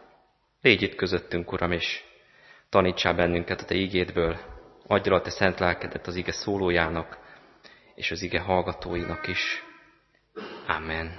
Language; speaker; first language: Hungarian; native; Hungarian